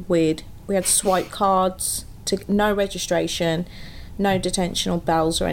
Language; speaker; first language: English; native; English